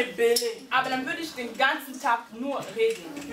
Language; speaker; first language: German; early bilingual, heritage; Lingala